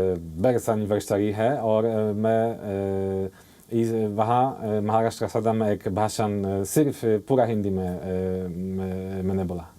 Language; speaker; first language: Hindi; non-native, fluent; Polish